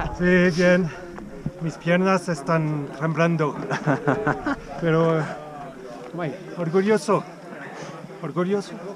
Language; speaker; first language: Spanish; non-native, learner; French